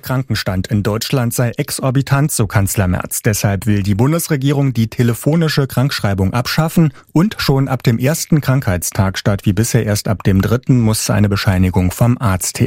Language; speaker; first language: German; native; German